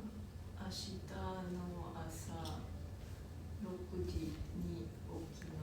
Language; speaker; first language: Japanese; non-native, learner; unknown